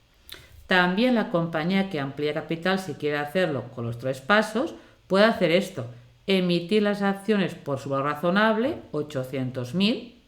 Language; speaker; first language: Spanish; native; Spanish